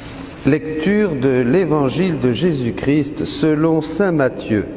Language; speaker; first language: French; native; French